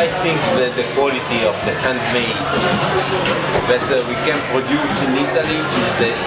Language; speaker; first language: English; non-native, learner; Italian